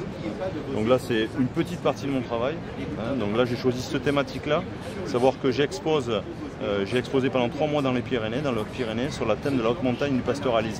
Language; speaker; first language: French; native; French